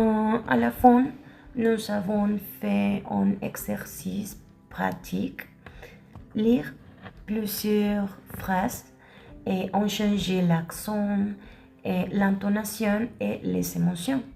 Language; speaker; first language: French; non-native, learner; Spanish